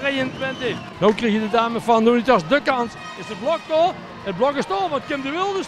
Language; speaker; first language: Dutch; native; Dutch